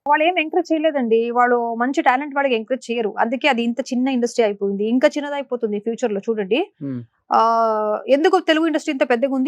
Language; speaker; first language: Telugu; non-native, local second language; Kannada